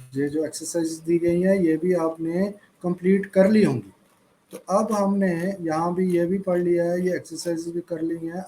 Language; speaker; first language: Hindi; native; Hindi